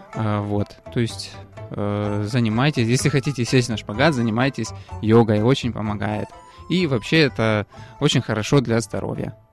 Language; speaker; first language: Russian; native; Russian